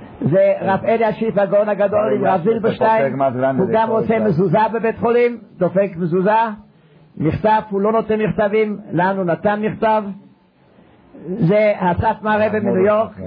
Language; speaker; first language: Hebrew; non-native, fluent; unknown